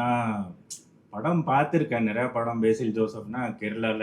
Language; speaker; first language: Tamil; non-native, local second language; Malayalam